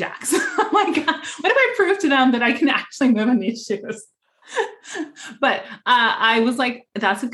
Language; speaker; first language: English; native; English